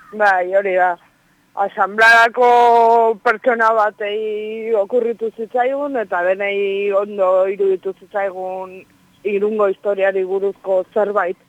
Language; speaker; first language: Basque; non-native, local second language; Spanish